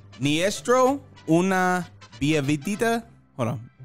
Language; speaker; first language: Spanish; non-native, learner; English